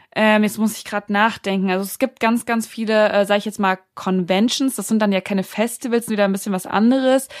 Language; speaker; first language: German; native; German